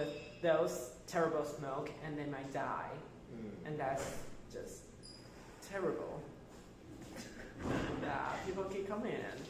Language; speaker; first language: English; non-native, fluent; Chinese